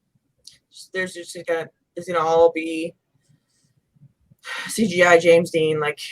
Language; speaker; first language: English; native; English